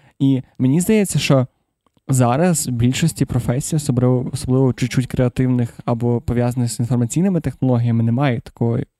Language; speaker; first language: Ukrainian; non-native, local second language; Russian